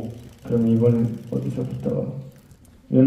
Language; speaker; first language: Korean; native; Korean